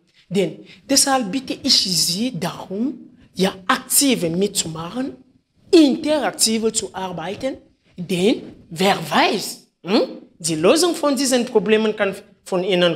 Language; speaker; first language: German; non-native, fluent; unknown